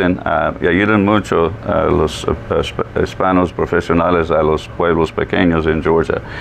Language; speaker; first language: Spanish; non-native, fluent; English